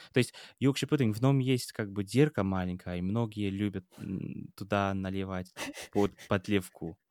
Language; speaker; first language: Russian; non-native, fluent; English